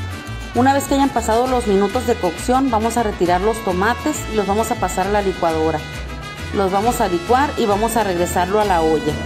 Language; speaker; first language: Spanish; native; Spanish